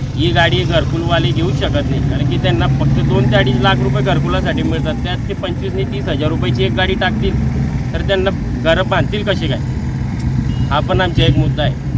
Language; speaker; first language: Marathi; native; Marathi